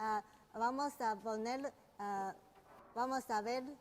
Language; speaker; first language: Spanish; non-native, learner; Chinese